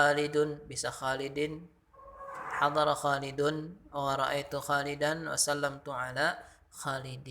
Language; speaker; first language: Arabic; non-native, fluent; Indonesian